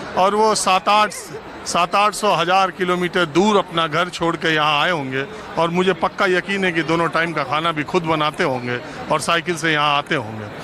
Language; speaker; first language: Hindi; native; Hindi